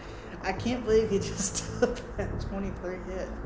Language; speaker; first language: English; native; English